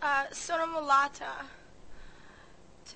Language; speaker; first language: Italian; non-native, learner; English